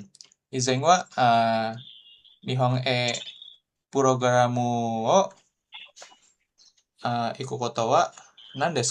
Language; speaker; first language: Japanese; non-native, learner; Indonesian